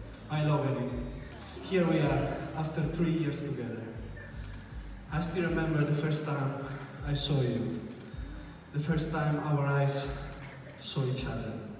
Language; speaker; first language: English; non-native, fluent; Italian